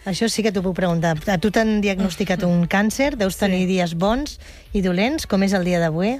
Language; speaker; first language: Catalan; native; Catalan